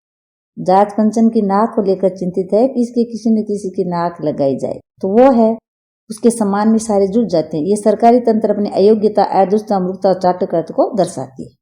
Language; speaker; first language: Hindi; native; Hindi